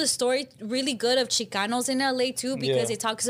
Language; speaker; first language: English; early bilingual, other home language; Spanish